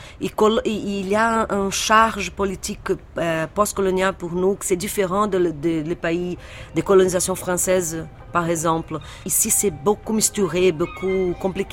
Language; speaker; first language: French; non-native, fluent; Portuguese